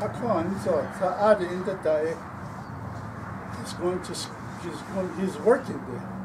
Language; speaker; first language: English; non-native, local second language; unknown